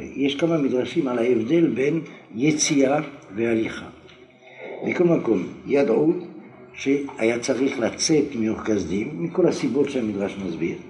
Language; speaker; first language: Hebrew; non-native, fluent; French